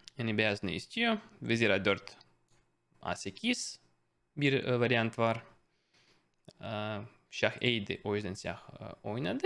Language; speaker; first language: Turkish; non-native, fluent; Russian